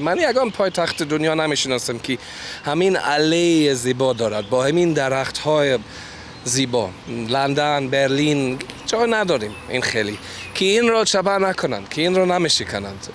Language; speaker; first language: Tajik; non-native, learner; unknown